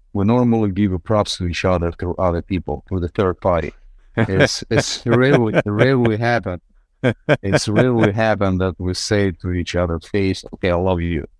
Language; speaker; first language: English; non-native, fluent; Ukrainian